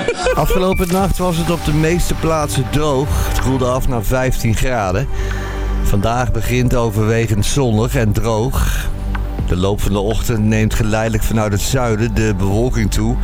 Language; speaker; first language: Dutch; native; Dutch